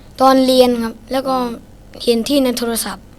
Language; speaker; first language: Thai; non-native, learner; Shan